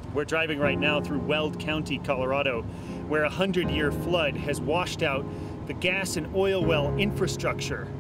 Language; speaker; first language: English; native; English